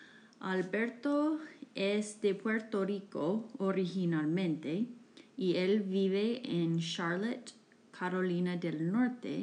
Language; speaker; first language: Spanish; non-native, fluent; English